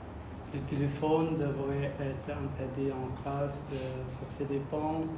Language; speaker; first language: French; non-native, learner; Khmer